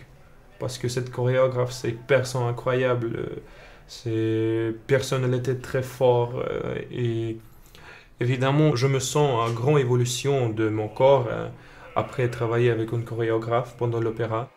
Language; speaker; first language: French; non-native, learner; Russian